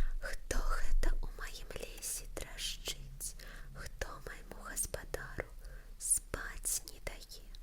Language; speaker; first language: Belarusian; non-native, local second language; Russian